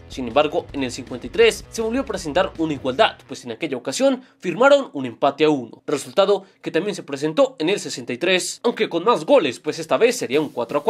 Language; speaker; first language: Spanish; native; Spanish